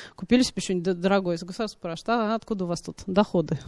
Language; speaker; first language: Russian; native; Russian